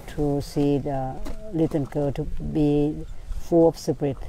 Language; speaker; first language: English; non-native, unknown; Thai